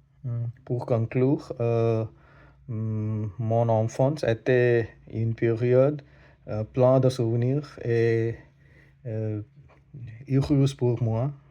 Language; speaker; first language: French; non-native, learner; Hindi